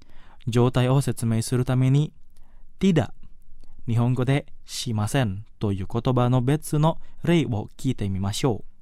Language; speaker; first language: Japanese; non-native, fluent; Indonesian